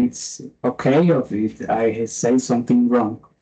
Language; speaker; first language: English; non-native, fluent; Spanish